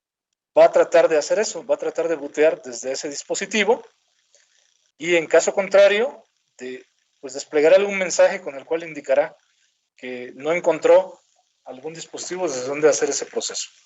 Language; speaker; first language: Spanish; native; Spanish